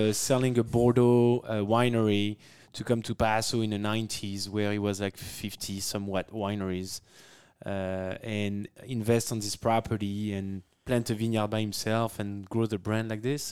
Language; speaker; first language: English; non-native, fluent; French